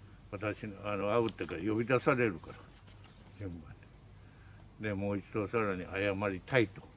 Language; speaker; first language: Japanese; native; Japanese